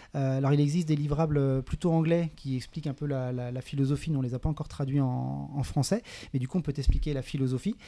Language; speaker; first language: French; native; French